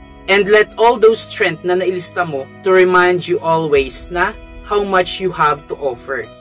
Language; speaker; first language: English; non-native, local second language; Filipino